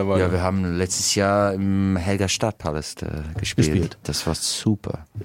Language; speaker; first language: German; non-native, learner; English